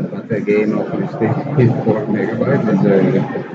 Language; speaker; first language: English; non-native, learner; Italian